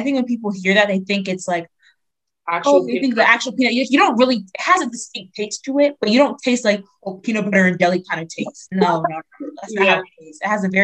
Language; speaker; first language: English; native; English